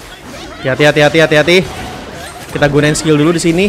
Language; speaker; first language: Indonesian; native; Indonesian